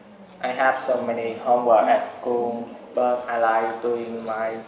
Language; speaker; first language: English; non-native, learner; Vietnamese